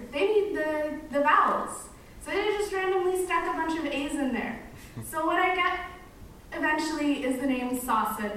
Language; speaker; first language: English; non-native, fluent; Arabic